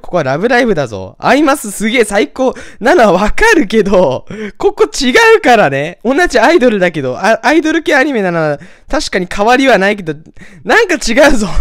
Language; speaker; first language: Japanese; native; Japanese